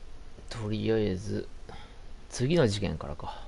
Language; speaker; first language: Japanese; native; Japanese